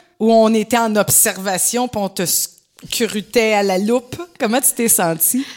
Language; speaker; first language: French; native; French